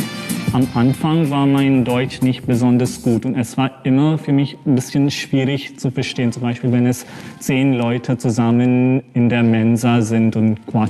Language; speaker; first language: German; non-native, fluent; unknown